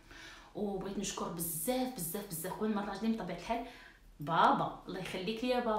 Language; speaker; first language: Arabic; native; Arabic